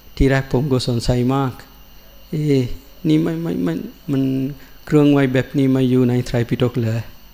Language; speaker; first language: Thai; non-native, learner; Sinhala